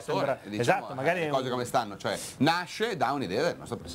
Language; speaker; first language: Italian; native; Italian